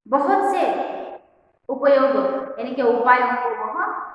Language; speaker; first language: Hindi; non-native, local second language; Kannada